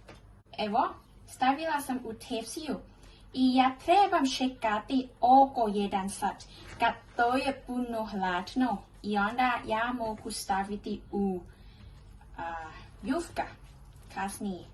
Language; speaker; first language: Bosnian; non-native, learner; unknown